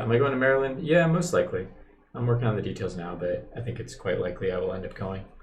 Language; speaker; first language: English; native; English